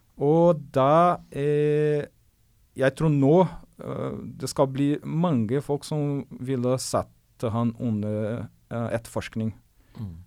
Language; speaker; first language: Norwegian; non-native, fluent; Portuguese